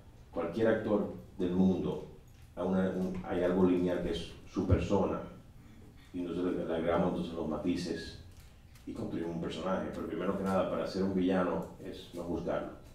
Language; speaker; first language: Spanish; native; Spanish